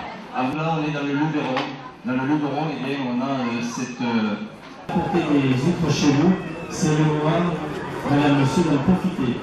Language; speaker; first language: French; native; French